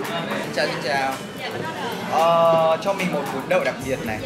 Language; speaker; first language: Korean; non-native, fluent; Vietnamese